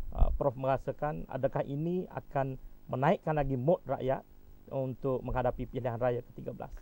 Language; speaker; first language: Malay; native; Malay